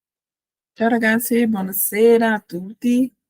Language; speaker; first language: Italian; non-native, fluent; Portuguese